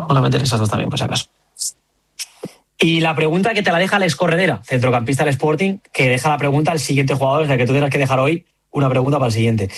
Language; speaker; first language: Spanish; native; Spanish